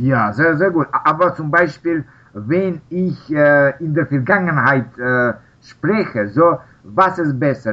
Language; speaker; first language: German; non-native, learner; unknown